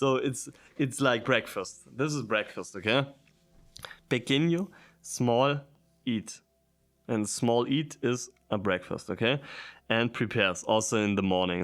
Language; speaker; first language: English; non-native, fluent; German